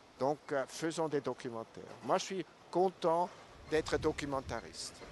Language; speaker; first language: French; non-native, local second language; German